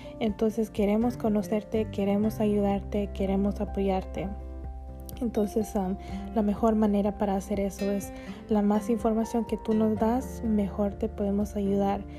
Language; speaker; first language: Spanish; early bilingual, heritage; Spanish